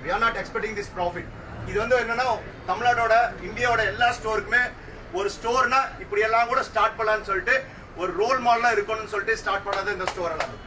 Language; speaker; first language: Tamil; native; Tamil